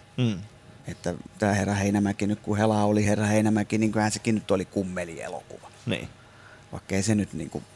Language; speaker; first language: Finnish; native; Finnish